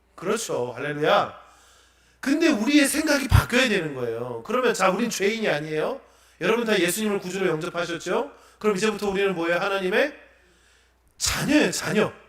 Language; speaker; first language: Korean; native; Korean